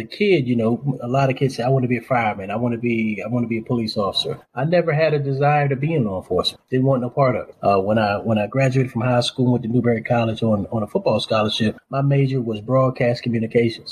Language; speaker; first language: English; native; English